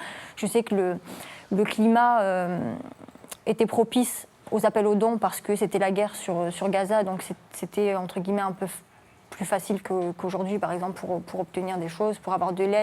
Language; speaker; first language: French; native; French